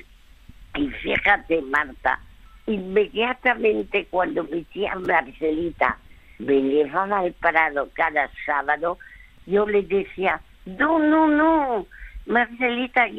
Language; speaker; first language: Spanish; early bilingual, other home language; French